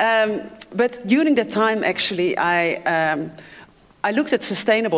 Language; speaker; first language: English; non-native, fluent; Dutch